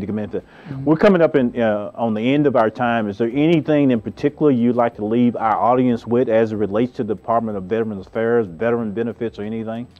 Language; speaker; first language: English; native; English